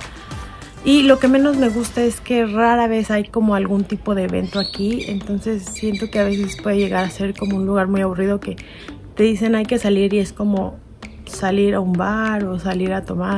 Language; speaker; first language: Spanish; native; Spanish